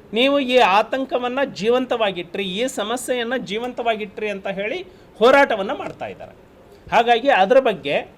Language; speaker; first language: Kannada; non-native, local second language; Lambadi